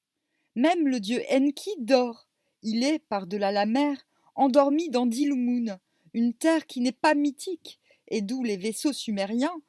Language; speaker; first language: French; native; French